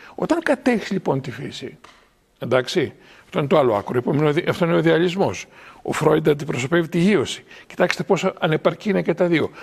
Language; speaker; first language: Greek; native; Greek